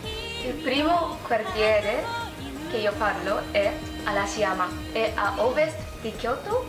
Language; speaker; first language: Italian; non-native, learner; Japanese